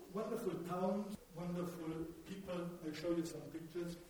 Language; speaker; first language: English; non-native, fluent; German